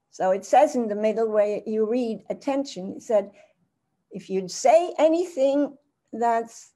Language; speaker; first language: English; early bilingual, other home language; German